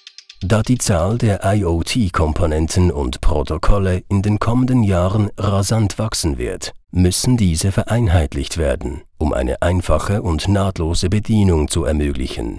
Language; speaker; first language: German; native; German